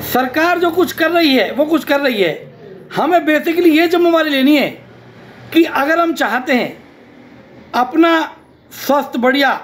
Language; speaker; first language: Hindi; native; Hindi